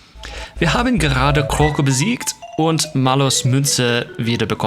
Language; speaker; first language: German; non-native, learner; English